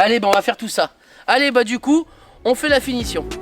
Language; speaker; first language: French; native; French